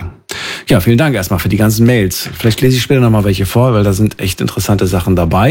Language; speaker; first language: German; native; German